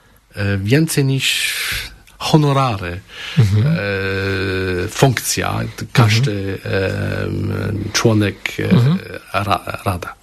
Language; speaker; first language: Polish; non-native, learner; Chinese